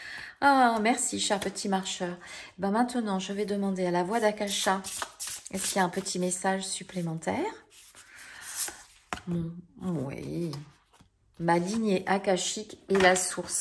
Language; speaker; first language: French; native; French